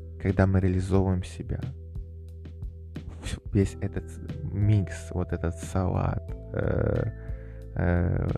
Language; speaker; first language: Russian; native; Russian